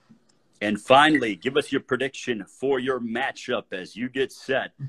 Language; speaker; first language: English; native; English